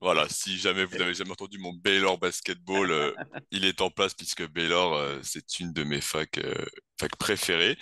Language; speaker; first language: French; native; French